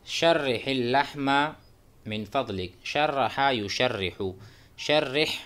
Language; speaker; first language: Arabic; non-native, fluent; Urdu